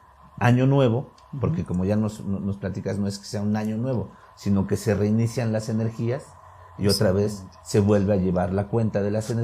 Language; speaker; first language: Spanish; native; Spanish